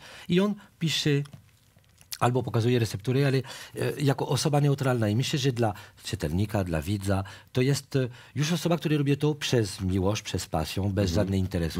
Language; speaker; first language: Polish; non-native, fluent; French